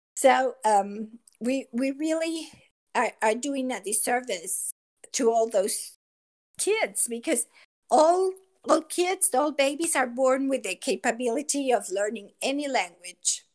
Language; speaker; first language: English; non-native, fluent; Spanish